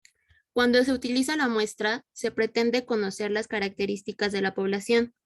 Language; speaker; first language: Spanish; native; Spanish